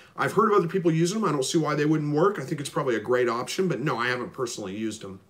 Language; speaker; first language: English; native; English